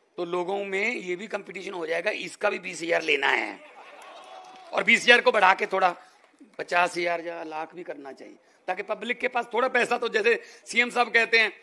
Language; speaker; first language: Hindi; non-native, local second language; Punjabi